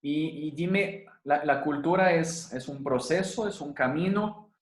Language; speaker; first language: Spanish; non-native, fluent; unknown